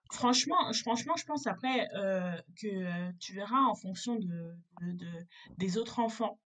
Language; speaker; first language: French; native; French